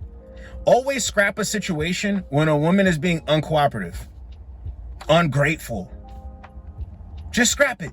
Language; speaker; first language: English; native; English